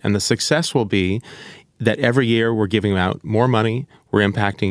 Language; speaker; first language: English; native; English